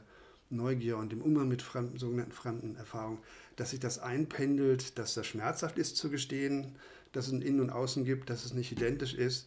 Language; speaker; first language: German; native; German